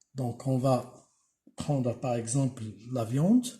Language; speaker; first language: French; non-native, local second language; Arabic